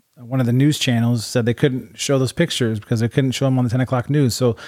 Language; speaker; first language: English; native; English